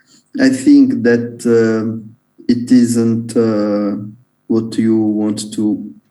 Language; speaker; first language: English; non-native, learner; Italian